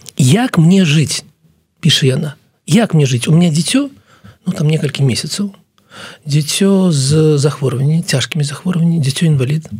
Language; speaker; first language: Belarusian; non-native, local second language; Russian